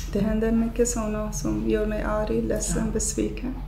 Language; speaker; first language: Swedish; non-native, fluent; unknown